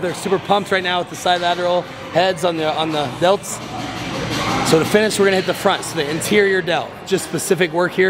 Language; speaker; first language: English; native; English